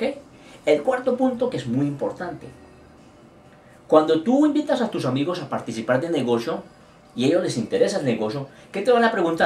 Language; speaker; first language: Spanish; native; Spanish